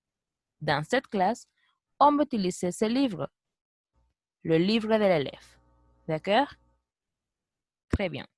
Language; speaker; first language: French; non-native, fluent; Spanish